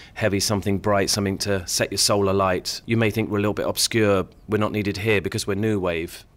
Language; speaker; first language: English; native; English